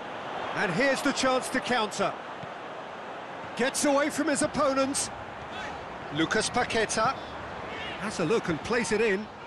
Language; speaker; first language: English; native; English